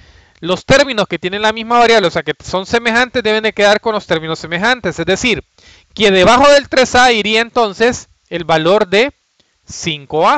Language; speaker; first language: Spanish; native; Spanish